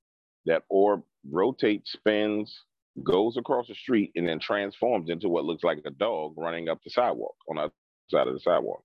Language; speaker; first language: English; native; English